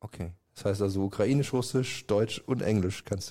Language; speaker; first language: German; native; German